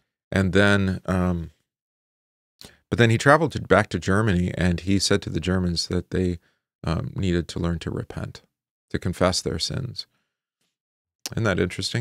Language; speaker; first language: English; native; English